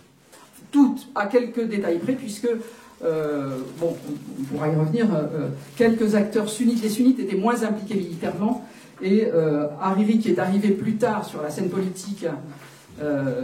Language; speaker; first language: French; native; French